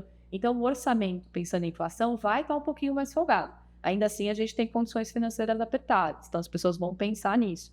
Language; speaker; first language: Portuguese; native; Portuguese